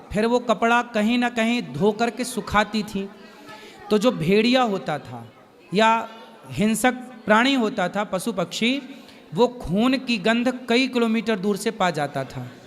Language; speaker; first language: Hindi; native; Hindi